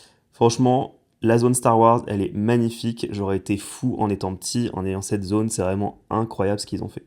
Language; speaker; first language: French; native; French